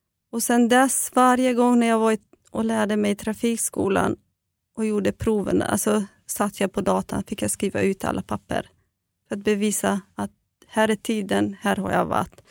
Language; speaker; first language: Swedish; non-native, fluent; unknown